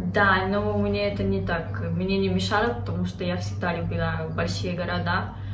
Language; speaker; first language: Russian; non-native, fluent; Romanian